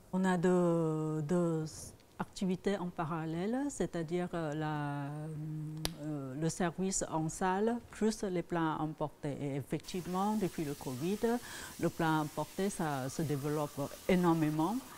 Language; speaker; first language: French; non-native, fluent; Thai